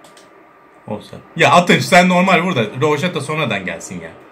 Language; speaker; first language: Turkish; native; Turkish